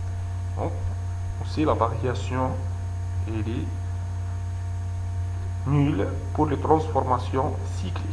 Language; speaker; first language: French; non-native, local second language; Arabic